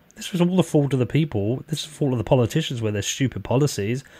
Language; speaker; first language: English; native; English